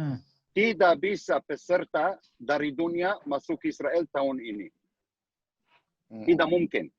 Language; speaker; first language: Indonesian; non-native, learner; Hebrew